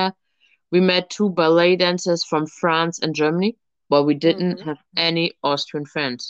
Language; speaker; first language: English; non-native, fluent; German